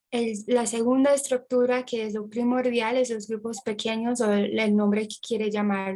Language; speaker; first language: Spanish; non-native, fluent; English